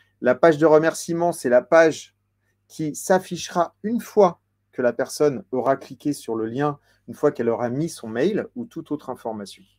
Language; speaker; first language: French; native; French